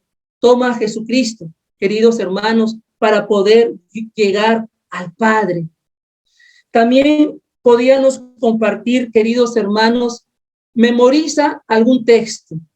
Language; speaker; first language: Spanish; native; Spanish